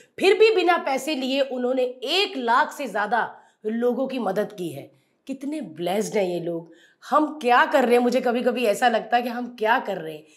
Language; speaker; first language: Hindi; non-native, local second language; Punjabi